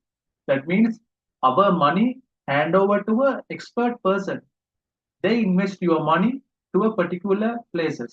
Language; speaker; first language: English; non-native, local second language; Sinhala